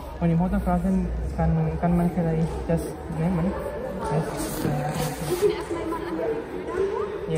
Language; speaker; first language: German; non-native, learner; Indonesian